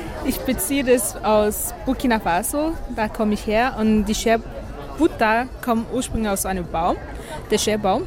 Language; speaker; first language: German; non-native, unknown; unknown